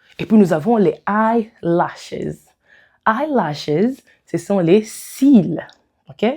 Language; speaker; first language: French; non-native, local second language; Lingala